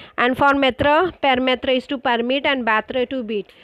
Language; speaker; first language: English; non-native, local second language; Marathi